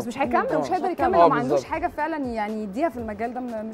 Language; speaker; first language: Arabic; native; Arabic